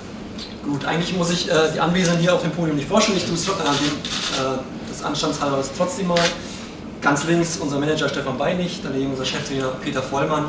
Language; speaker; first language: German; native; German